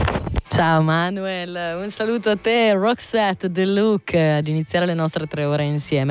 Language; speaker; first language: Italian; native; Italian